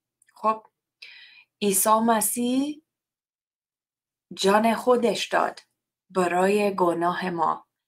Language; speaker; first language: Persian; non-native, learner; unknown